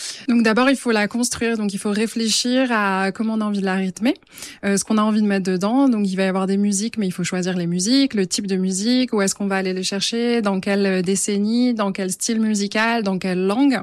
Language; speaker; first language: French; native; French